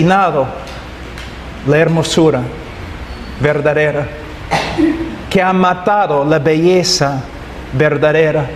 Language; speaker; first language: Spanish; non-native, fluent; English